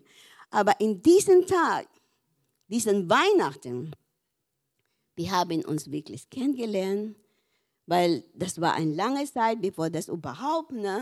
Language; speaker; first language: German; non-native, learner; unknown